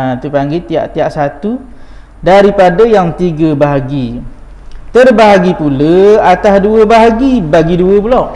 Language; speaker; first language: Malay; native; Malay